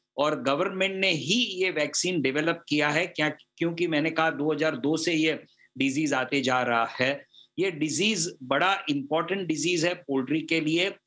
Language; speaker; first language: Hindi; non-native, local second language; Gujarati